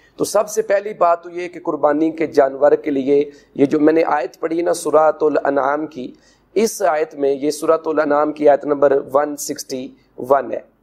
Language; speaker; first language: Urdu; non-native, local second language; Punjabi